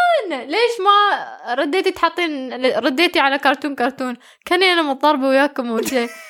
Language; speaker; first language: Arabic; early bilingual, heritage; Arabic